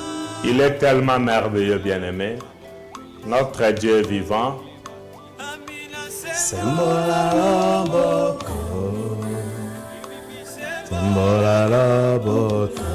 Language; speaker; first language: French; non-native, local second language; Lingala